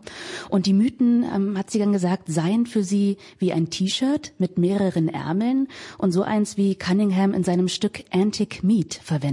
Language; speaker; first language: German; native; German